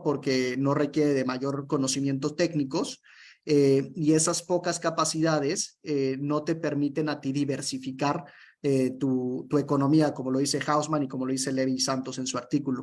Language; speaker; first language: Spanish; native; Spanish